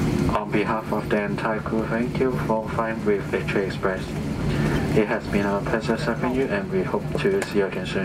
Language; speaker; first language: English; non-native, local second language; Cantonese